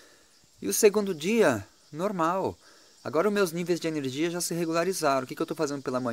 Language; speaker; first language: Portuguese; native; Portuguese